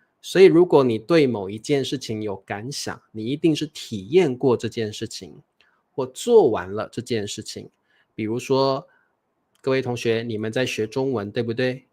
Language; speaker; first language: Chinese; native; Chinese